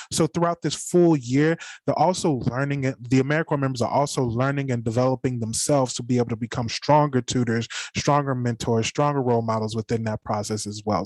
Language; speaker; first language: English; native; English